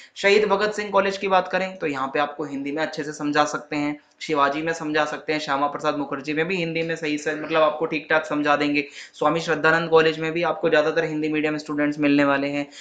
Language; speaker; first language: Hindi; native; Hindi